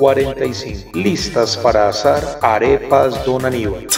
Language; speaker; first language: Spanish; native; Spanish